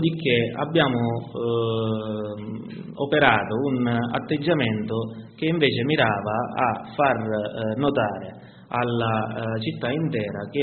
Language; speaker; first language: Italian; native; Italian